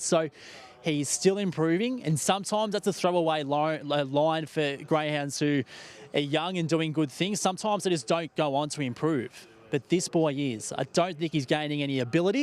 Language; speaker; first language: English; native; English